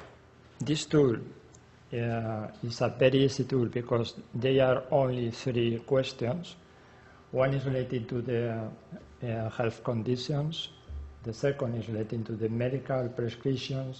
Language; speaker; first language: English; non-native, learner; Spanish